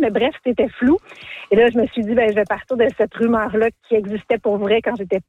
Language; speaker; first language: French; native; French